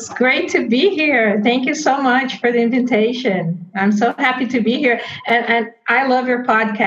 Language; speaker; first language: English; non-native, fluent; Portuguese